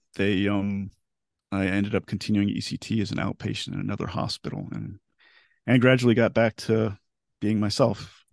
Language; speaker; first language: English; native; English